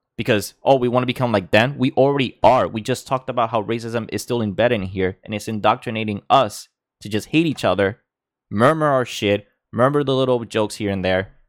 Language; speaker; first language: English; non-native, local second language; Spanish